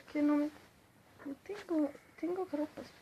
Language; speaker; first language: Spanish; non-native, learner; Swedish